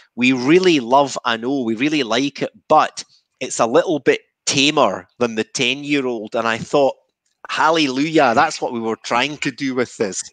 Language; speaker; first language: English; native; English